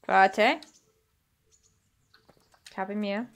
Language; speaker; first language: German; non-native, learner; Dutch